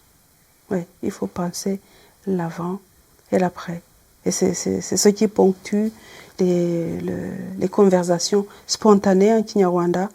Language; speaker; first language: French; non-native, local second language; Kinyarwanda